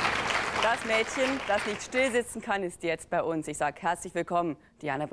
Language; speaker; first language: German; native; German